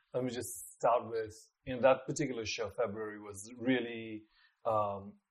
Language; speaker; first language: English; non-native, local second language; Nepali